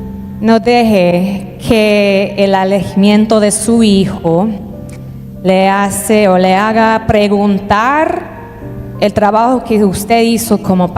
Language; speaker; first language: Spanish; native; Spanish